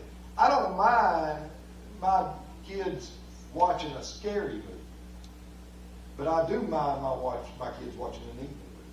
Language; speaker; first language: English; native; English